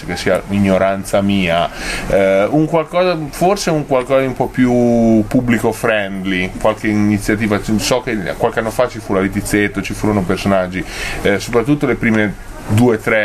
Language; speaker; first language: Italian; native; Italian